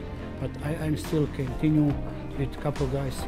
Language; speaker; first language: English; non-native, learner; Croatian